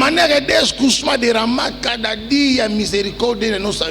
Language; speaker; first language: Portuguese; non-native, learner; Lingala